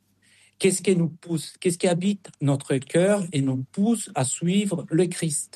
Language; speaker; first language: French; non-native, fluent; Spanish